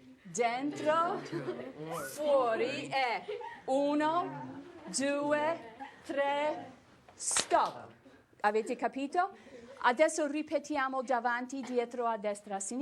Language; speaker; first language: Italian; non-native, fluent; English